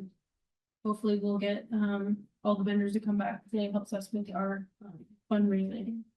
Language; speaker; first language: English; native; English